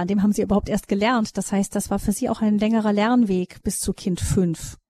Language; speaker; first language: German; native; German